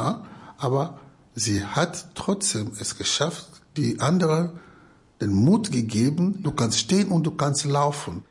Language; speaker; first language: German; non-native, learner; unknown